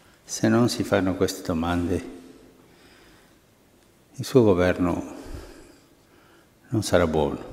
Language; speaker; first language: Italian; non-native, local second language; Spanish